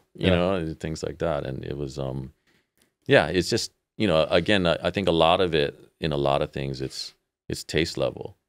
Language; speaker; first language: English; native; English